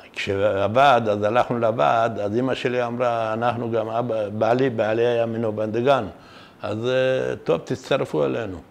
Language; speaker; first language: Hebrew; non-native, fluent; Persian